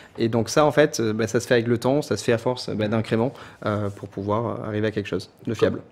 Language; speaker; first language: French; native; French